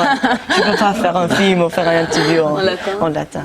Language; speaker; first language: French; non-native, learner; English